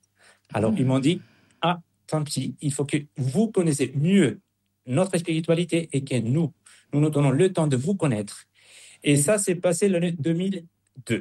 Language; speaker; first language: French; non-native, fluent; Spanish